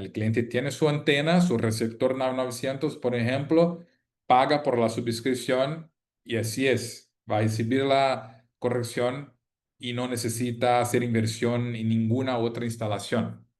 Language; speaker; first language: Spanish; non-native, fluent; Portuguese